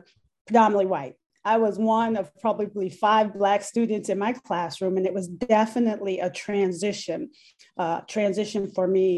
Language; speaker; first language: English; native; English